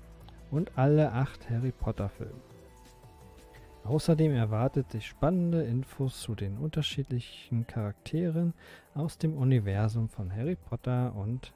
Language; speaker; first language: German; native; German